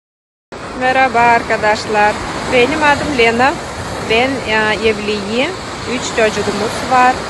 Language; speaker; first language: Turkish; non-native, learner; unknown